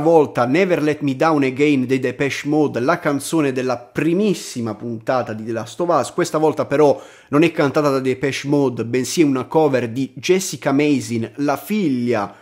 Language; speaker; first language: Italian; native; Italian